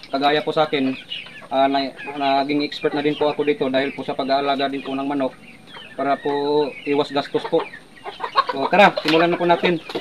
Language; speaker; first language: Filipino; non-native, local second language; Cebuano